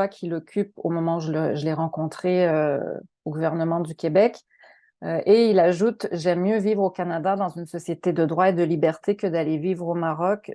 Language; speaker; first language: French; native; French